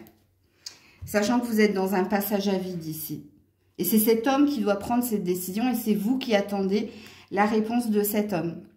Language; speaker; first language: French; native; French